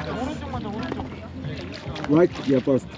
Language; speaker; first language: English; non-native, learner; Turkish